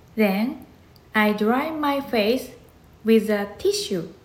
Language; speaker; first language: English; non-native, learner; Japanese